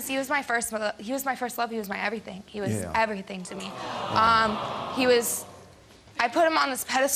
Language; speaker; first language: English; native; English